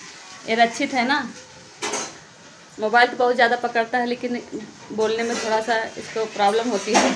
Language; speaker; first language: Hindi; native; Hindi